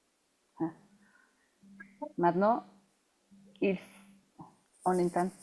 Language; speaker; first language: French; non-native, fluent; Spanish